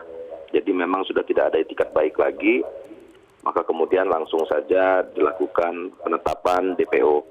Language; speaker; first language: Indonesian; native; Indonesian